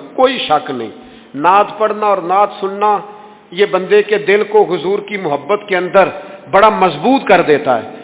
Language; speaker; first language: Urdu; non-native, local second language; Punjabi